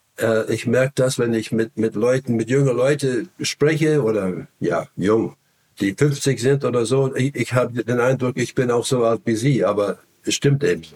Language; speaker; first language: German; non-native, fluent; English